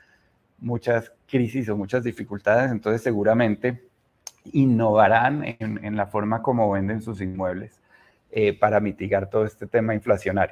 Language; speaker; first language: Spanish; native; Spanish